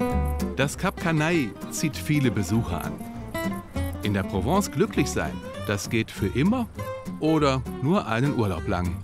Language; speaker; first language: German; native; German